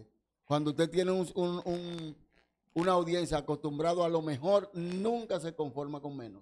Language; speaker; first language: Spanish; native; Spanish